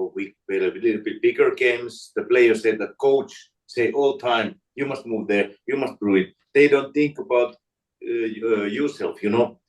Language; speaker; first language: English; non-native, learner; Finnish